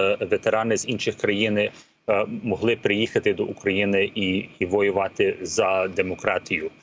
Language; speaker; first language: Ukrainian; early bilingual, heritage; Ukrainian